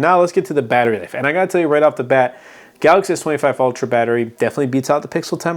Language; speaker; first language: English; native; English